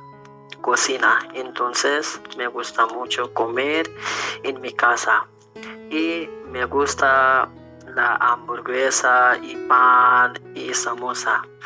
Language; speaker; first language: Spanish; non-native, learner; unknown